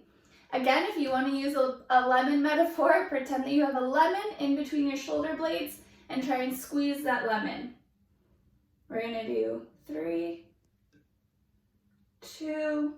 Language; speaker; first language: English; native; English